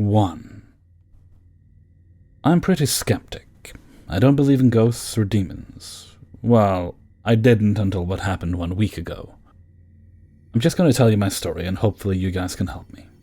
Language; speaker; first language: English; native; English